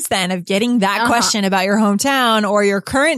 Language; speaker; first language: English; native; English